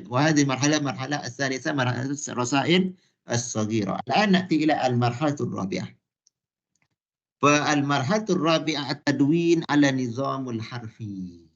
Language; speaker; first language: Arabic; non-native, fluent; Malay